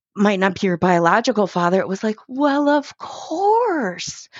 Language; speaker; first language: English; native; English